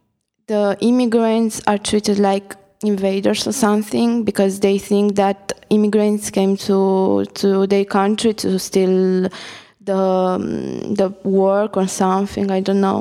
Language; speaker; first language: English; non-native, fluent; Italian